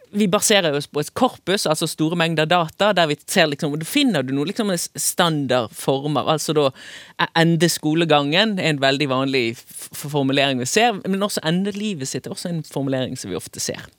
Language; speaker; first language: Norwegian; native; Norwegian